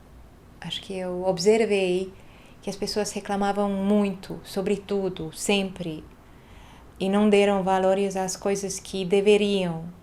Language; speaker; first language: Portuguese; non-native, fluent; Hungarian